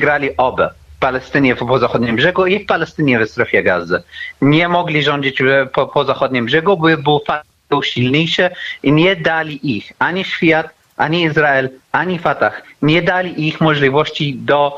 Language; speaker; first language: Polish; non-native, fluent; Arabic